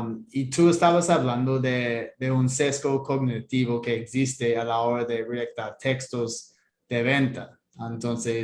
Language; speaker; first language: Spanish; non-native, fluent; English